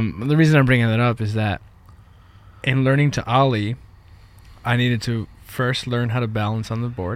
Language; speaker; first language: English; native; English